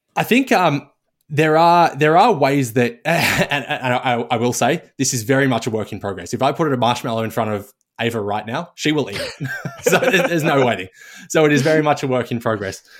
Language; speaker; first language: English; native; English